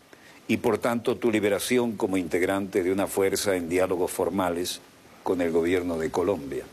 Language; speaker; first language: Spanish; native; Spanish